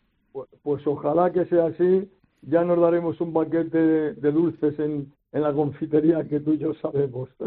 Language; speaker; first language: Spanish; native; Spanish